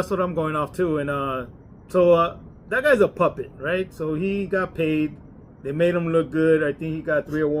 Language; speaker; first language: English; native; English